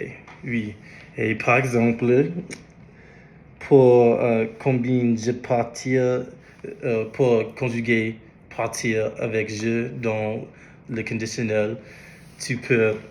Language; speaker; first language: French; non-native, learner; English